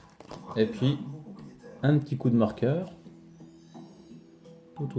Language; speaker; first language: French; native; French